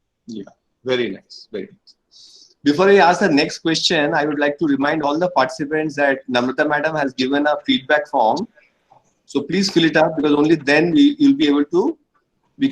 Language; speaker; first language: English; non-native, local second language; Bangla